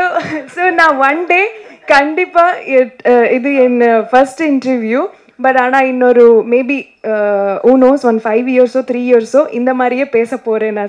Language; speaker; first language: Tamil; non-native, learner; Kannada